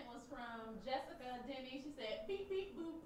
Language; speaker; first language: English; native; English